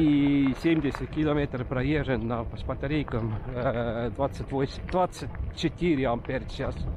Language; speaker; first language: Russian; non-native, local second language; Estonian